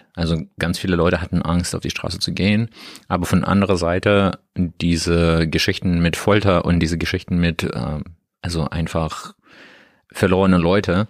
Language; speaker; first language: German; non-native, learner; Russian